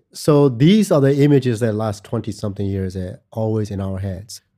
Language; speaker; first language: English; non-native, fluent; Burmese